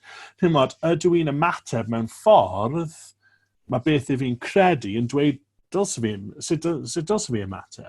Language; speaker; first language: Welsh; native; Welsh